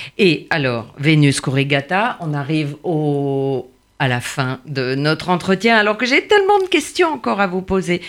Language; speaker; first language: French; native; French